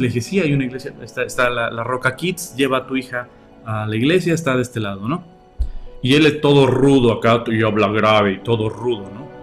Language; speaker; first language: Spanish; native; Spanish